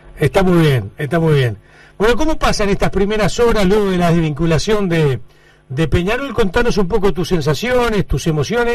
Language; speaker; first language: Spanish; native; Spanish